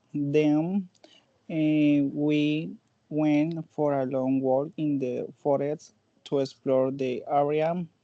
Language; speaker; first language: English; non-native, learner; Spanish